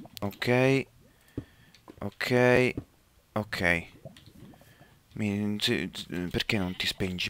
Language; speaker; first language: Italian; native; Italian